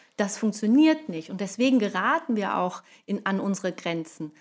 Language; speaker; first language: German; non-native, fluent; Portuguese